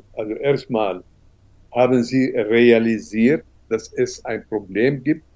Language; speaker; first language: German; non-native, fluent; Arabic